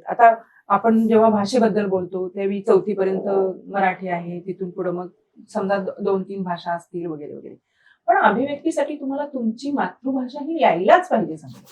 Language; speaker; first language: Marathi; native; Marathi